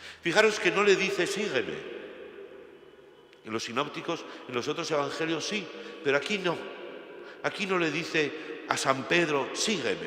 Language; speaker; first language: Spanish; native; Spanish